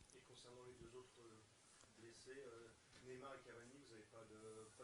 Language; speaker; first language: French; native; French